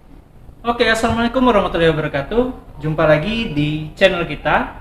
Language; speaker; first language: Indonesian; native; Indonesian